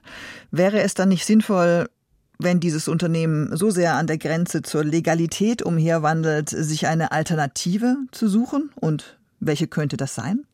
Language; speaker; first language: German; native; German